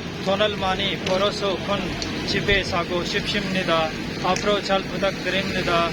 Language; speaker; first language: Korean; non-native, learner; Punjabi